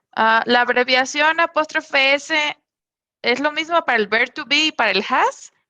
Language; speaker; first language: Spanish; native; Spanish